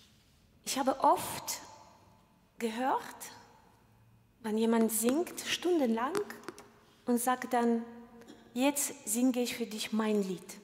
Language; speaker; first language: German; non-native, fluent; Ukrainian